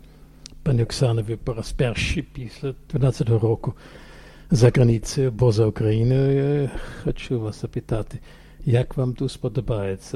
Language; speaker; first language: Ukrainian; non-native, fluent; German